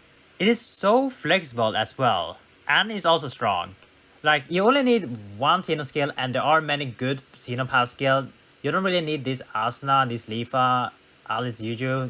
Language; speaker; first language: English; non-native, fluent; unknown